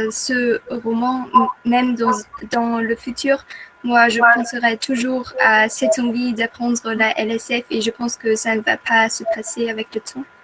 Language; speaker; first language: French; non-native, fluent; German